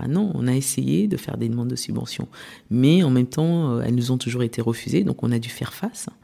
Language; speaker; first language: French; early bilingual, other home language; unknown